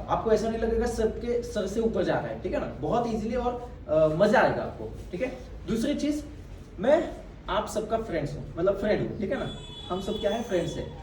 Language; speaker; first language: Hindi; non-native, local second language; Marathi